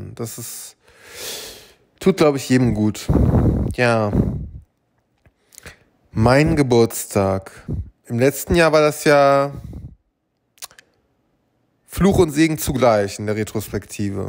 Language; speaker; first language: German; native; German